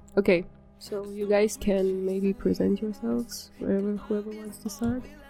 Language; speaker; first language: English; non-native, fluent; Romanian